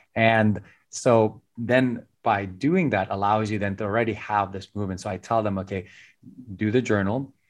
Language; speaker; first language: English; non-native, local second language; Filipino